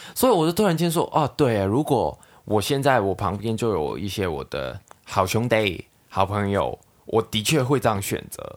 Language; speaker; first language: Chinese; non-native, local second language; Cantonese